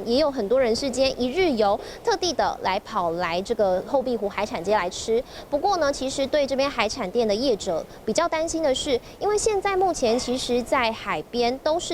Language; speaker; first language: Chinese; native; Chinese